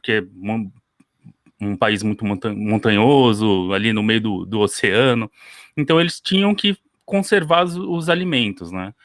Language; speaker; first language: Portuguese; early bilingual, other home language; Korean